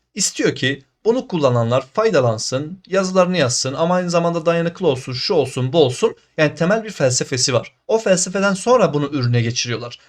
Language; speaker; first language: Turkish; native; Turkish